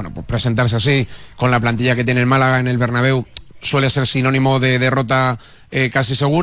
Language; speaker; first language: Spanish; native; Spanish